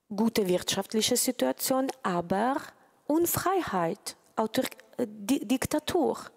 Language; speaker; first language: German; non-native, fluent; Ukrainian